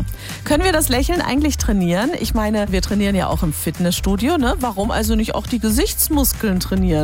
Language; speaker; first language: German; native; German